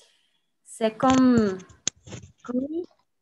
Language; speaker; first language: French; non-native, learner; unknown